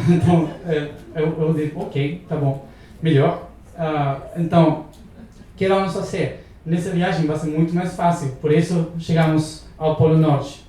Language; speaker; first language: Portuguese; non-native, learner; Spanish